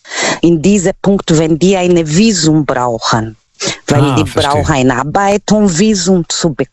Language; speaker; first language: German; non-native, learner; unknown